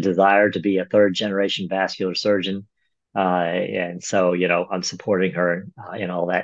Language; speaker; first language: English; native; English